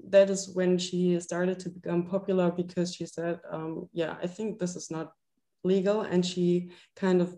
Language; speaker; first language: English; non-native, fluent; German